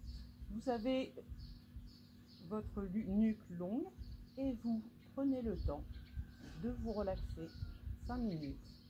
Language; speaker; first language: French; native; French